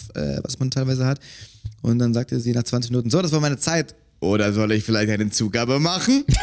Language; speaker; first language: German; native; German